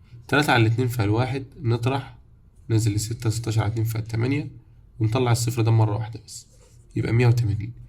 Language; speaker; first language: Arabic; native; Arabic